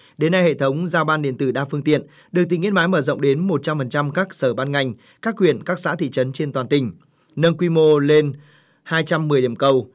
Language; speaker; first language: Vietnamese; native; Vietnamese